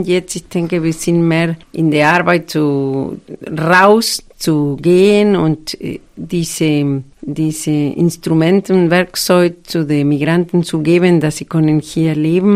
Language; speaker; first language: German; non-native, fluent; Spanish